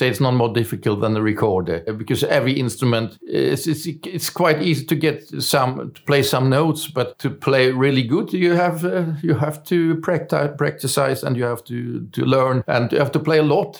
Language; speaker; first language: English; non-native, fluent; German